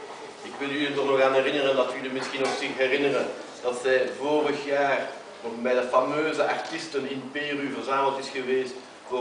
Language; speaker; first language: Dutch; native; Dutch